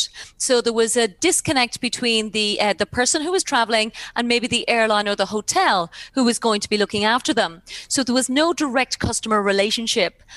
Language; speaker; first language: English; native; English